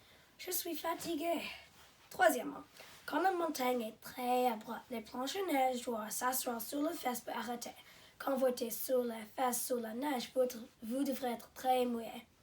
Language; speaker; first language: French; non-native, learner; English